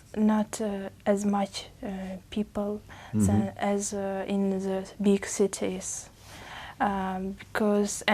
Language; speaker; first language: English; non-native, learner; Uzbek